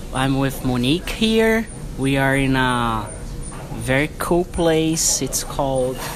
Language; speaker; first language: English; non-native, fluent; Portuguese